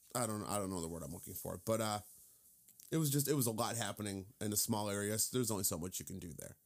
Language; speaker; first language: English; native; English